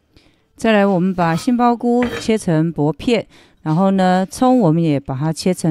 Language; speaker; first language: Chinese; native; Chinese